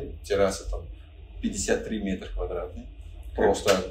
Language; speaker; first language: Russian; non-native, fluent; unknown